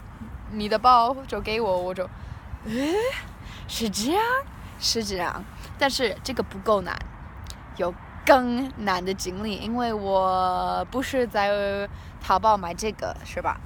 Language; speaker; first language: Chinese; non-native, learner; English